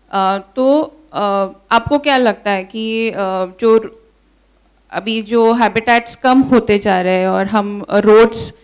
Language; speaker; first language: Hindi; non-native, local second language; Marathi